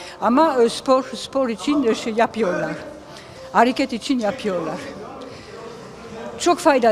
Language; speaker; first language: Turkish; early bilingual, heritage; Turkish